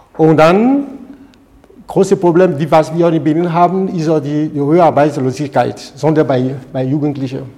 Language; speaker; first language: German; non-native, fluent; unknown